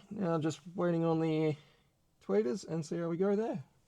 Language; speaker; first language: English; native; English